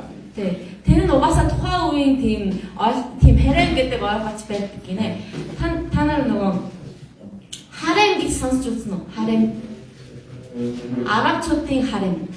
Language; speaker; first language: Mongolian; non-native, fluent; Korean